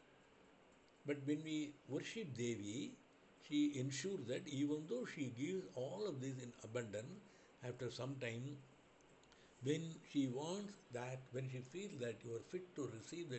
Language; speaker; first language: English; non-native, local second language; Tamil